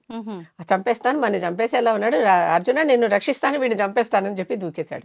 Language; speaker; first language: Telugu; native; Telugu